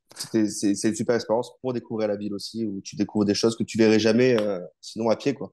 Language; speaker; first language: French; native; French